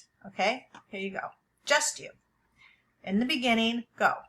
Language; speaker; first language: English; native; English